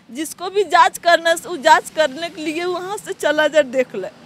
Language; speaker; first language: Hindi; native; Hindi